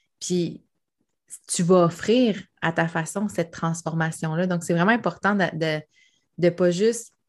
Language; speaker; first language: French; native; French